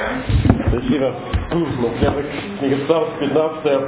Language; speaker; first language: Russian; non-native, learner; English